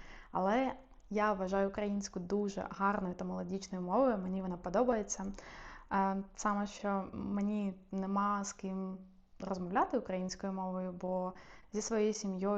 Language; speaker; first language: Ukrainian; non-native, local second language; Russian